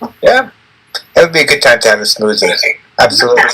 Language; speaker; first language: English; native; English